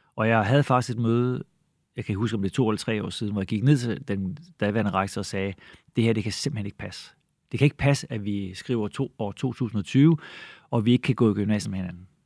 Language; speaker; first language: Danish; native; Danish